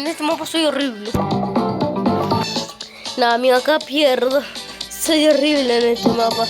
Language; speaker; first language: Spanish; native; Spanish